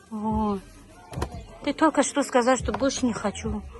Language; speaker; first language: Russian; non-native, local second language; Tajik